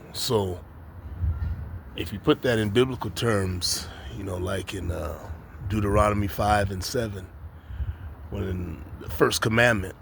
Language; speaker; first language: English; native; English